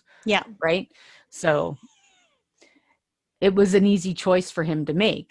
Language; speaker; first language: English; native; English